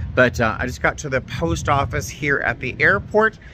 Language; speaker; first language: English; native; English